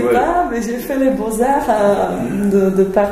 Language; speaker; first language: French; non-native, fluent; Czech